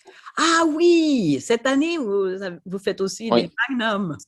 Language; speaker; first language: French; non-native, fluent; Swedish